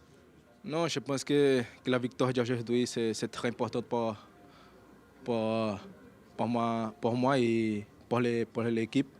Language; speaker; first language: French; non-native, learner; Portuguese